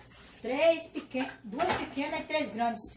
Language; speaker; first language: Portuguese; native; Portuguese